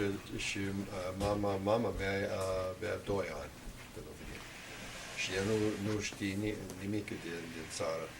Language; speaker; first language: Romanian; early bilingual, heritage; Romanian